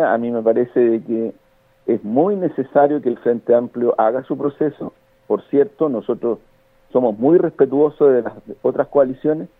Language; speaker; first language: Spanish; native; Spanish